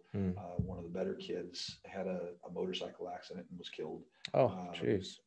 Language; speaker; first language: English; native; English